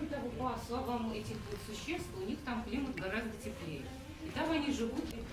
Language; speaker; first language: Russian; native; Russian